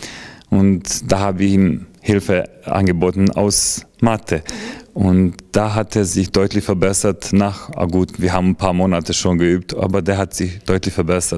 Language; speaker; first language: German; non-native, fluent; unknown